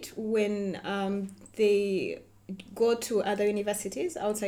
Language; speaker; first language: English; non-native, local second language; Ganda